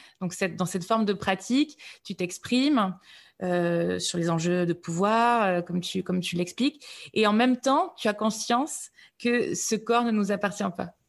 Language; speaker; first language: French; native; French